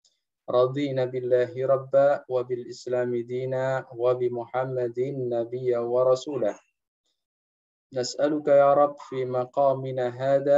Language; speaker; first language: Arabic; non-native, fluent; Indonesian